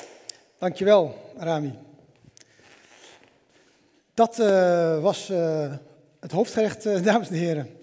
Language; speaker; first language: Dutch; native; Dutch